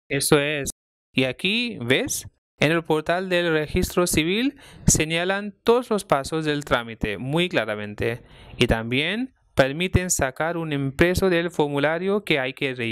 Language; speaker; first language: Spanish; non-native, fluent; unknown